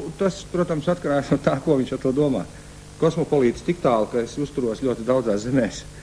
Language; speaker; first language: Latvian; early bilingual, heritage; Latvian